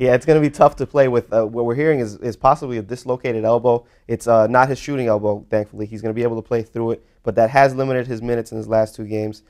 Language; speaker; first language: English; native; English